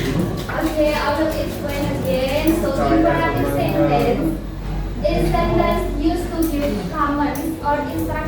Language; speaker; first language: English; non-native, learner; Indonesian